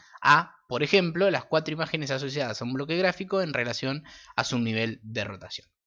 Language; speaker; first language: Spanish; native; Spanish